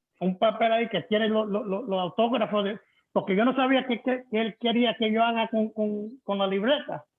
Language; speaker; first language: Spanish; early bilingual, heritage; Spanish